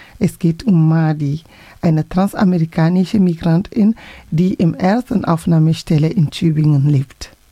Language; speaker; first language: German; non-native, fluent; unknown